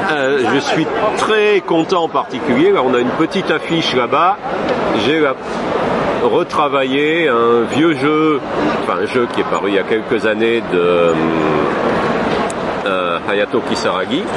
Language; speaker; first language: French; native; French